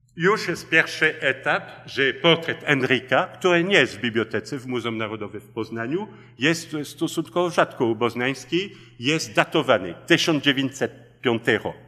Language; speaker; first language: Polish; early bilingual, heritage; Polish